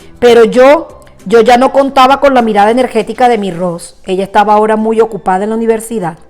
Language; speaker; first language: Spanish; native; Spanish